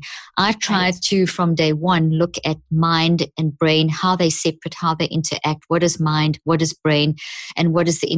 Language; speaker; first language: English; native; English